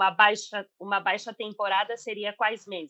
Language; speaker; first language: Portuguese; non-native, learner; Spanish